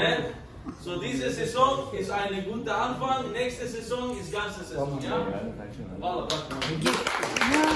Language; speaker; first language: German; non-native, learner; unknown